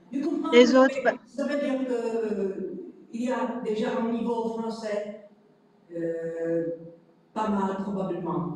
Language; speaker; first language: French; non-native, learner; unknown